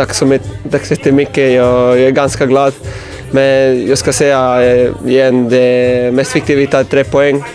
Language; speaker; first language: Swedish; non-native, learner; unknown